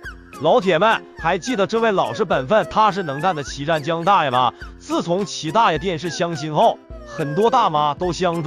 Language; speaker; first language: Chinese; native; Chinese